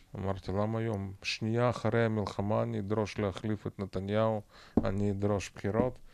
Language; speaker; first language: Hebrew; non-native, fluent; Russian